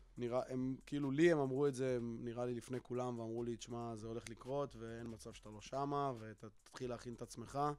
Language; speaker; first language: Hebrew; native; Hebrew